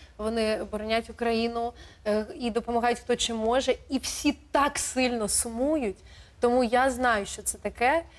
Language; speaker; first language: Ukrainian; non-native, local second language; Russian